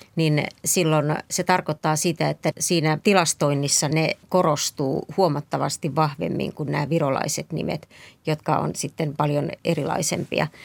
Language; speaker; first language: Finnish; native; Finnish